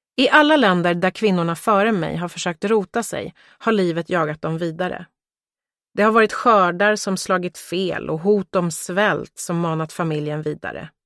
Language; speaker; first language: Swedish; early bilingual, other home language; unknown